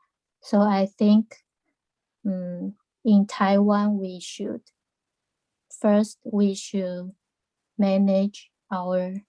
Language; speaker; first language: English; non-native, learner; Chinese